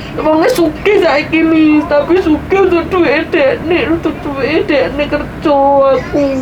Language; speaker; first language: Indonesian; non-native, local second language; Javanese